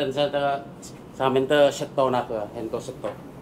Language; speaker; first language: Chinese; non-native, learner; Indonesian